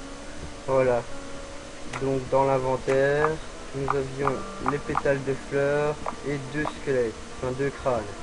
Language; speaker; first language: French; native; French